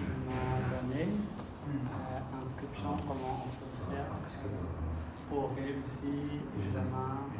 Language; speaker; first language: French; non-native, learner; Khmer